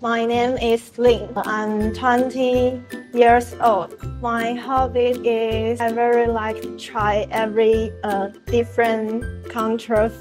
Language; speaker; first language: English; non-native, learner; Chinese